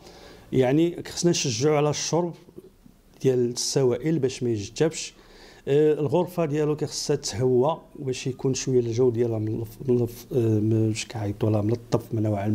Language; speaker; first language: Arabic; native; Arabic